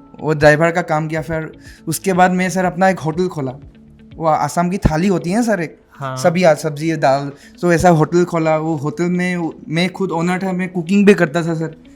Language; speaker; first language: Hindi; non-native, local second language; Assamese